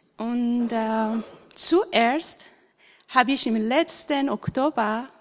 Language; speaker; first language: German; non-native, learner; Persian